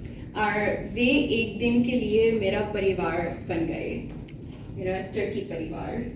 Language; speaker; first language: Hindi; non-native, learner; Bangla